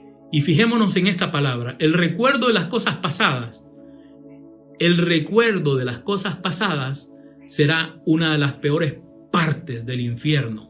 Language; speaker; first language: Spanish; native; Spanish